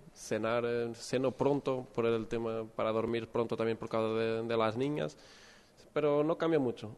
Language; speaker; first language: Spanish; non-native, fluent; Portuguese